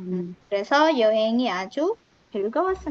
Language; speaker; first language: Korean; non-native, fluent; Indonesian